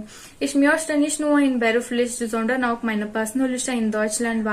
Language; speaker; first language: German; non-native, learner; Kannada